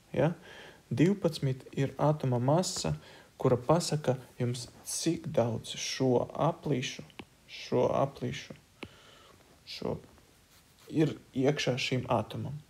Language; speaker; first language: Latvian; non-native, local second language; Russian